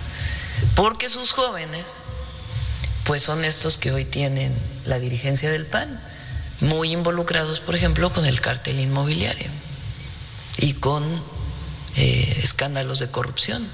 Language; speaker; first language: Spanish; native; Spanish